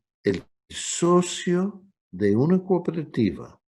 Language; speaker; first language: Spanish; non-native, fluent; English